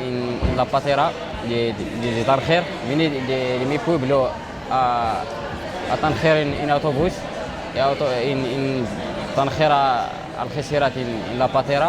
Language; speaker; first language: Spanish; non-native, learner; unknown